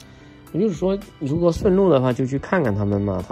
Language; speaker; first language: Chinese; native; Chinese